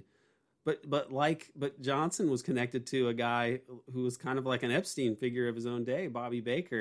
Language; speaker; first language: English; native; English